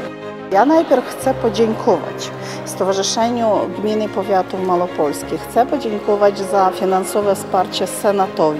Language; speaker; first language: Polish; early bilingual, heritage; Polish